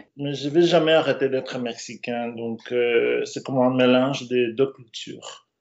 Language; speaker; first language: French; non-native, fluent; Spanish